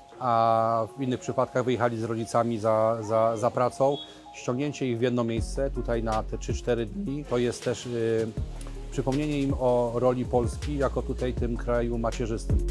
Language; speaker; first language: Polish; native; Polish